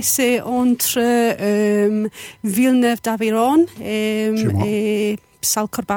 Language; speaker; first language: French; non-native, fluent; English